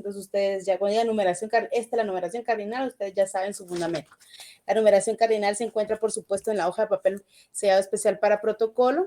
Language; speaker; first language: Spanish; native; Spanish